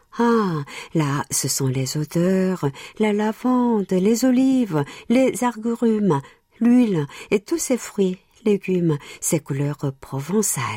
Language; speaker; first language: French; non-native, fluent; Korean